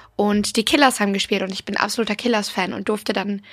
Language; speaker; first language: German; non-native, fluent; English